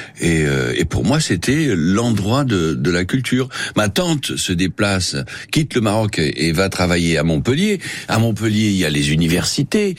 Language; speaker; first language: French; non-native, local second language; Spanish